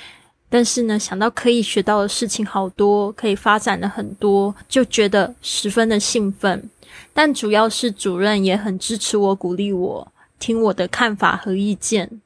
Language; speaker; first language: Chinese; native; Chinese